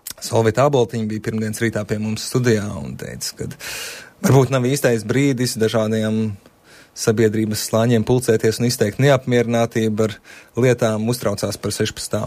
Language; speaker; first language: Latvian; native; Latvian